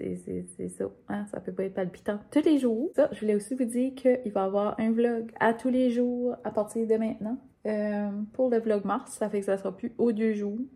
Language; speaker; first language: French; native; French